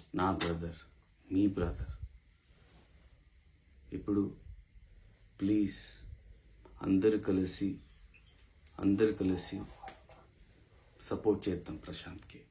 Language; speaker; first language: Telugu; non-native, local second language; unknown